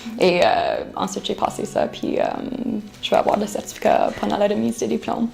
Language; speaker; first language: French; non-native, local second language; English